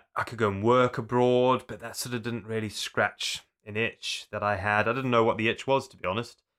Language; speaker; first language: English; native; English